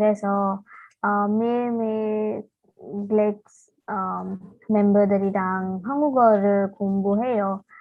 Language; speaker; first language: Korean; non-native, learner; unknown